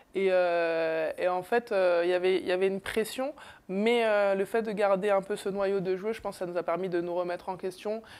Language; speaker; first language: French; native; French